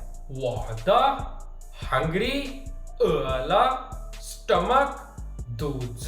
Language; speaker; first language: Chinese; non-native, fluent; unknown